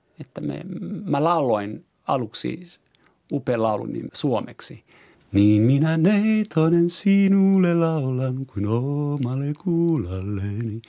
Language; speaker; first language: Finnish; non-native, fluent; French